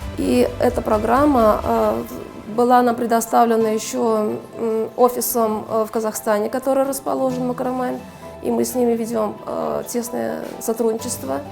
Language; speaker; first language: Russian; non-native, local second language; Kyrgyz